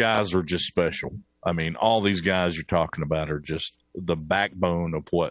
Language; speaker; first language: English; native; English